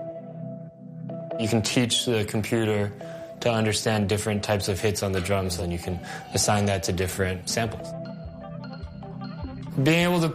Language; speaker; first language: English; non-native, local second language; Cantonese